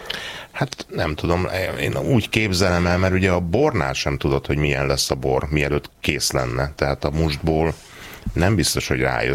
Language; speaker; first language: Hungarian; native; Hungarian